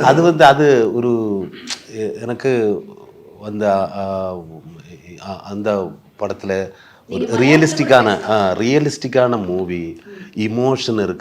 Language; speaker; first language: Tamil; non-native, learner; Malayalam